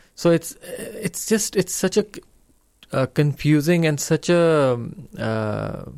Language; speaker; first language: English; non-native, local second language; Urdu